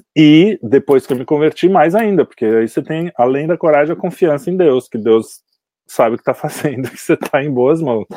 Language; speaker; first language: Portuguese; native; Portuguese